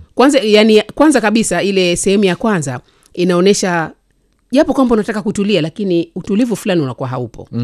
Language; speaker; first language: Swahili; native; Swahili